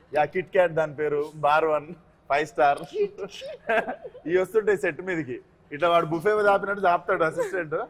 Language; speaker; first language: Telugu; native; Telugu